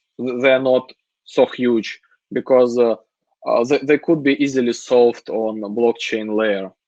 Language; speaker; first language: English; non-native, fluent; Russian